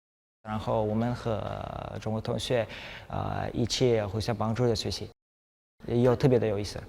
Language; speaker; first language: Chinese; non-native, learner; Turkmen